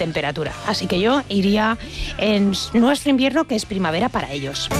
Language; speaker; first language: Spanish; native; Spanish